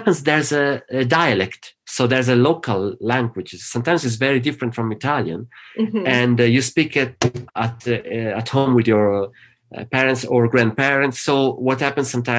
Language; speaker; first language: English; non-native, fluent; Italian